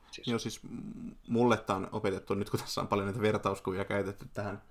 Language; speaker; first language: Finnish; native; Finnish